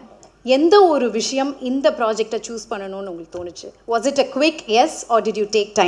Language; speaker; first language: Tamil; native; Tamil